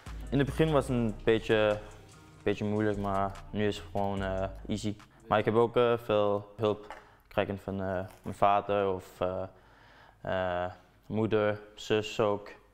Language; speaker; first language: Dutch; non-native, learner; Danish